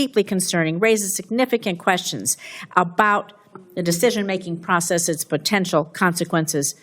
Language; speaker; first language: English; native; English